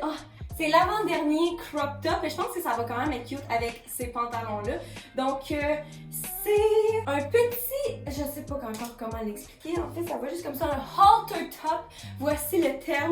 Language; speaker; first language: French; native; French